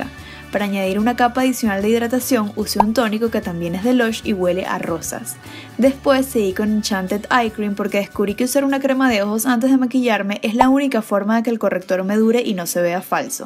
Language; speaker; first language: Spanish; native; Spanish